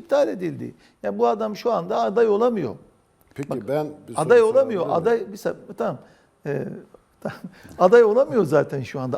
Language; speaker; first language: Turkish; native; Turkish